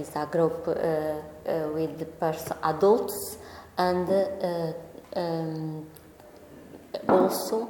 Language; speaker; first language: English; non-native, learner; Portuguese